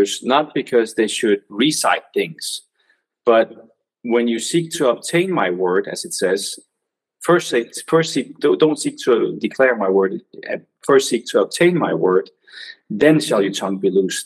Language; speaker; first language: English; non-native, fluent; Danish